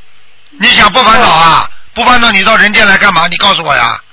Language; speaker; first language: Chinese; native; Chinese